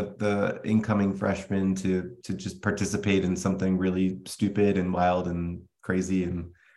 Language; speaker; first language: English; native; English